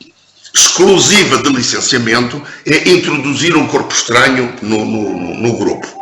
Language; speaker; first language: Portuguese; native; Portuguese